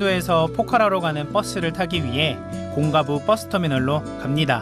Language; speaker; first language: Korean; native; Korean